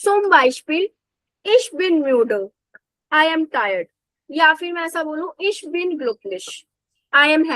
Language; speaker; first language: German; non-native, fluent; Hindi